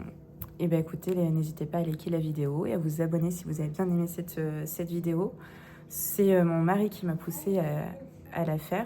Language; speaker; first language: French; native; French